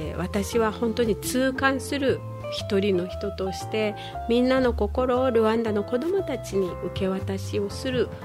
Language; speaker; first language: Japanese; non-native, fluent; Kinyarwanda